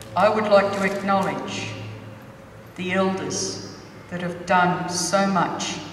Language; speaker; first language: English; native; English